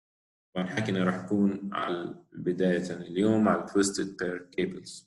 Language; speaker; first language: Arabic; native; Arabic